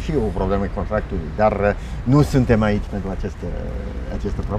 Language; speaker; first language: Romanian; non-native, fluent; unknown